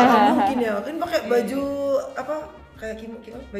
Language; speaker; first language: Indonesian; native; Indonesian